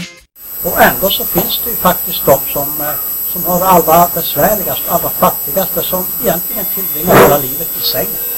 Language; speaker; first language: Swedish; native; Swedish